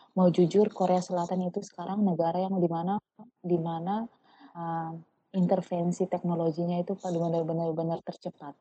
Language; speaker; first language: Indonesian; non-native, local second language; Tetum